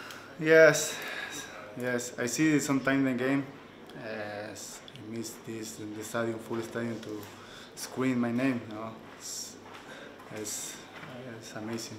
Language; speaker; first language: English; non-native, learner; Spanish